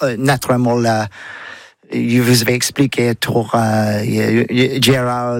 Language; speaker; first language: French; non-native, learner; English